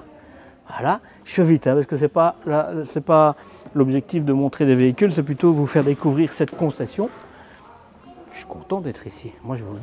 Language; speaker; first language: French; native; French